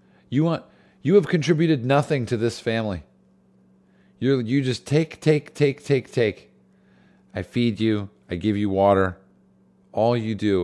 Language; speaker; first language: English; native; English